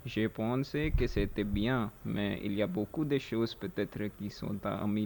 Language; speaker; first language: French; non-native, learner; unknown